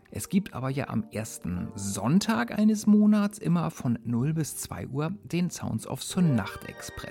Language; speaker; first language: German; native; German